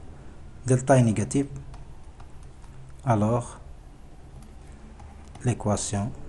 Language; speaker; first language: French; non-native, local second language; Arabic